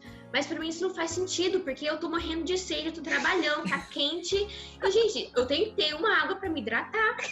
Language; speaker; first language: Portuguese; early bilingual, heritage; Portuguese